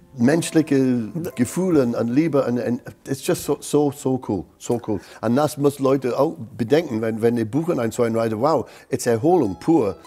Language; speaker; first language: German; non-native, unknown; English